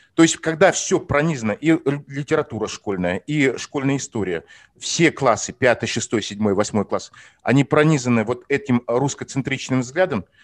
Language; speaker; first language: Russian; non-native, local second language; Kazakh